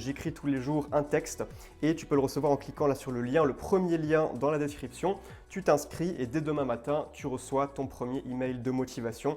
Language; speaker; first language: French; native; French